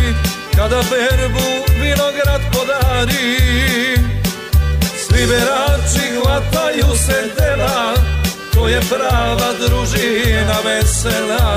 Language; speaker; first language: Serbian; native; Serbian